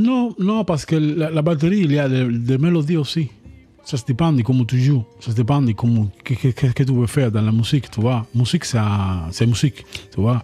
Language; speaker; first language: French; non-native, learner; Spanish